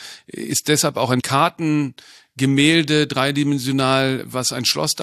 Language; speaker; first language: German; native; German